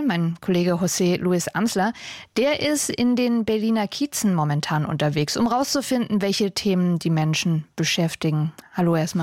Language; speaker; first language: German; native; German